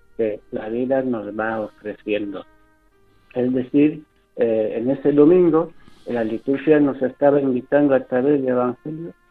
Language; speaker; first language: Spanish; non-native, local second language; Fang